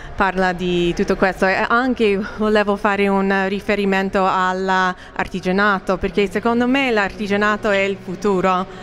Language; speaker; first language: Italian; non-native, fluent; English